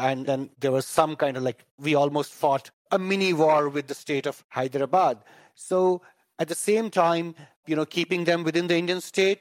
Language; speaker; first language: English; non-native, local second language; Kashmiri